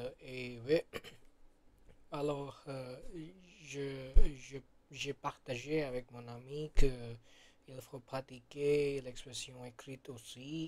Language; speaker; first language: French; non-native, learner; Gujarati